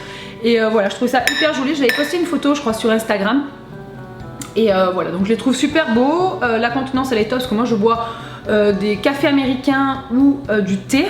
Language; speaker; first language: French; native; French